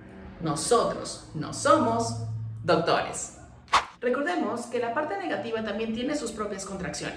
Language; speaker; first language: Spanish; native; Spanish